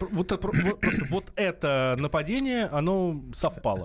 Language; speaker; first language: Russian; native; Russian